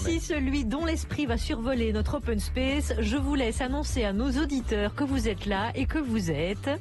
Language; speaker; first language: French; native; French